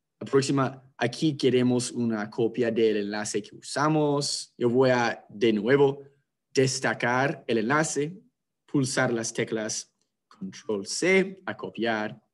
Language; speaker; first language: Spanish; non-native, fluent; English